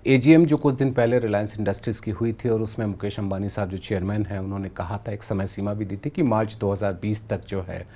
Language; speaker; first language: Hindi; native; Hindi